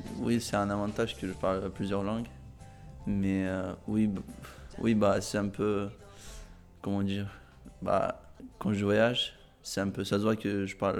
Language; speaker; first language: French; non-native, fluent; Azerbaijani